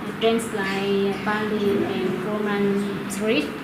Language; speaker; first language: English; non-native, learner; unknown